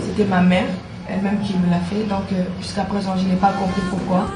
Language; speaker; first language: French; non-native, local second language; Jola-Fonyi